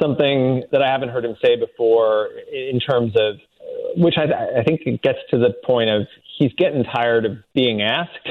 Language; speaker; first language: English; native; English